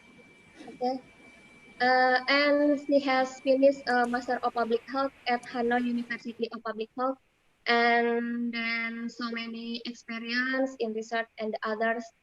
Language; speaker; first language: English; non-native, fluent; Indonesian